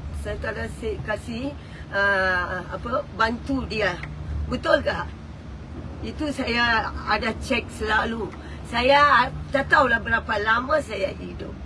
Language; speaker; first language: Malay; non-native, local second language; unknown